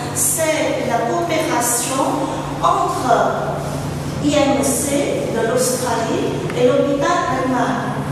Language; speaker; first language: French; non-native, fluent; Vietnamese